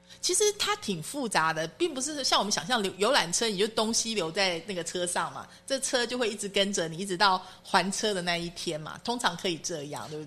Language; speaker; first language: Chinese; native; Chinese